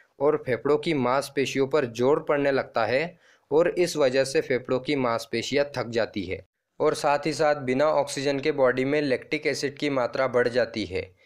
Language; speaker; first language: Hindi; non-native, local second language; Marathi